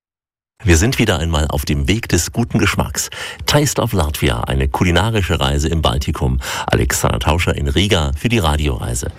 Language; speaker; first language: German; native; German